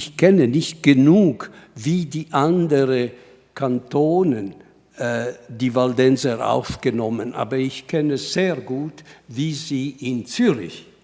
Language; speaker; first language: German; non-native, fluent; Italian